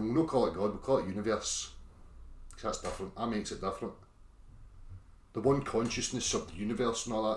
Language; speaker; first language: English; native; English